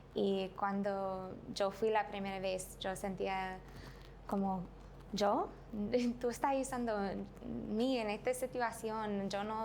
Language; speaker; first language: Spanish; non-native, learner; English